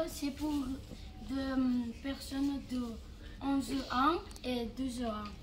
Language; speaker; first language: French; non-native, learner; Catalan